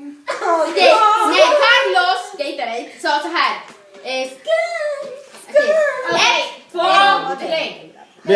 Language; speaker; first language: Swedish; early bilingual, other home language; Spanish